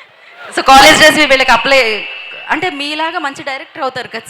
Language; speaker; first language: Telugu; native; Telugu